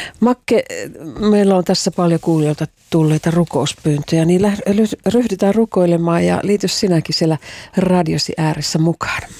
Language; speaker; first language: Finnish; native; Finnish